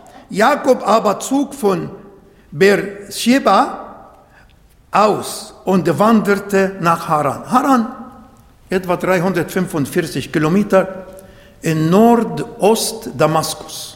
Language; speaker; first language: German; non-native, learner; Arabic